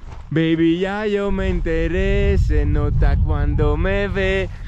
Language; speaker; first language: Spanish; non-native, learner; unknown